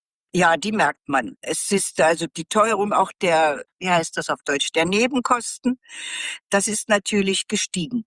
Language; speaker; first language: German; native; German